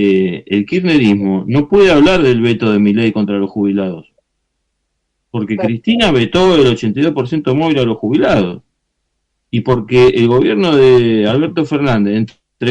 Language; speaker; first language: Spanish; native; Spanish